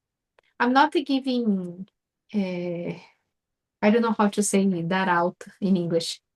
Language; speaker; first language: English; non-native, fluent; Portuguese